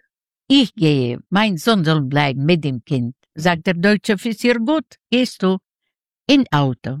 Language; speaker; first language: German; non-native, learner; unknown